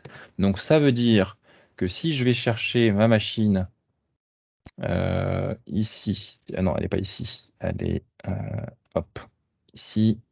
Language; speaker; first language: French; native; French